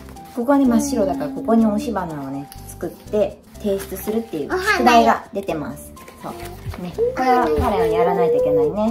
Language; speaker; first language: Japanese; native; Japanese